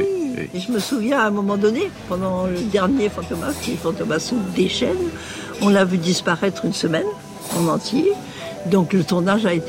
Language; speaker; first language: French; native; French